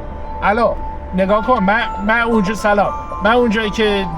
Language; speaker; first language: Persian; early bilingual, heritage; English